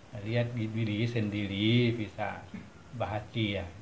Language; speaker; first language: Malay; non-native, learner; Thai